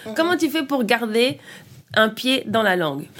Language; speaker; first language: French; native; French